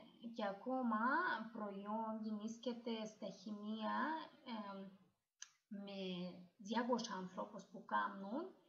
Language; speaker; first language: Greek; non-native, learner; Russian